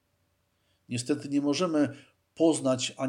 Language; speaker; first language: Polish; native; Polish